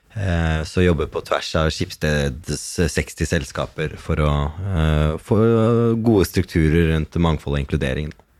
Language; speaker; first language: Norwegian; early bilingual, other home language; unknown